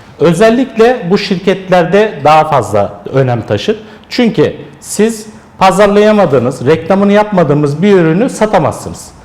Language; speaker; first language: Turkish; native; Turkish